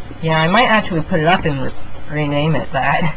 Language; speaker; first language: English; native; English